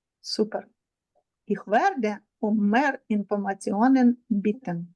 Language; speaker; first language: German; non-native, learner; Ukrainian